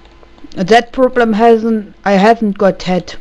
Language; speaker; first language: English; non-native, learner; German